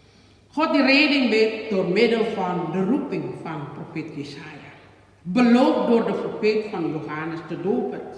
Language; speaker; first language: Dutch; non-native, learner; Indonesian